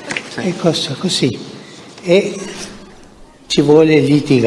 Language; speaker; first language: Italian; non-native, fluent; Spanish